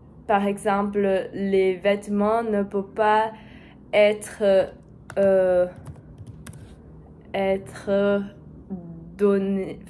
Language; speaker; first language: French; non-native, learner; Portuguese